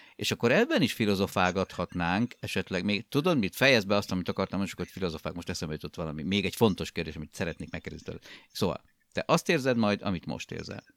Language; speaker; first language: Hungarian; native; Hungarian